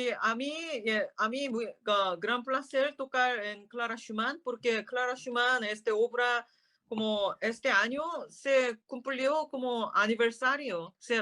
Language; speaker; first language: Spanish; non-native, learner; Korean